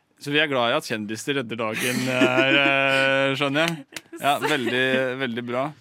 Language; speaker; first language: Norwegian; native; Norwegian